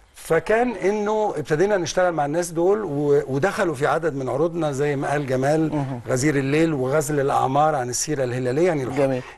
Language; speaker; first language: Arabic; native; Arabic